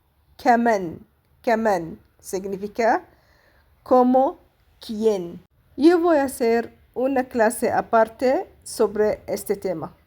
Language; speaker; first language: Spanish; non-native, fluent; Arabic